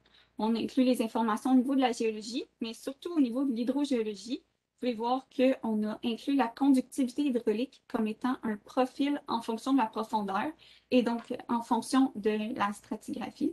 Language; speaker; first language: French; native; French